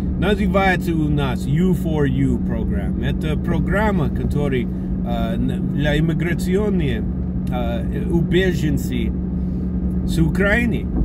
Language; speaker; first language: Russian; early bilingual, heritage; Russian